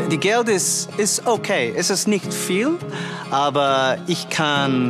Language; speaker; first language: German; non-native, learner; English